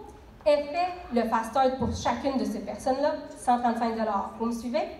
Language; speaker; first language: French; native; French